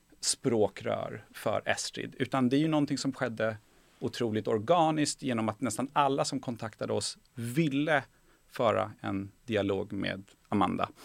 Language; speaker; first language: Swedish; early bilingual, other home language; Persian